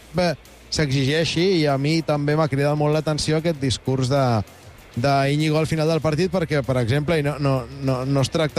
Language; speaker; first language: Catalan; native; Catalan